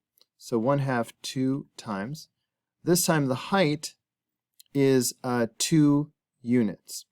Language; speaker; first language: English; native; English